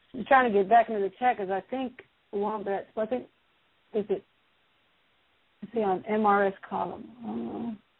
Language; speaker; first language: English; early bilingual, other home language; Spanish